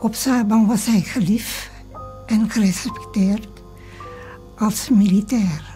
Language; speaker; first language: Dutch; early bilingual, other home language; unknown